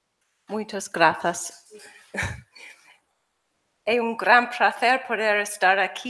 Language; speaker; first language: Galician; non-native, fluent; English